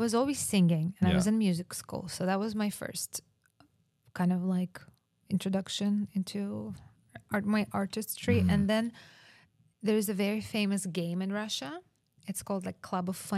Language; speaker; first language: English; non-native, fluent; Russian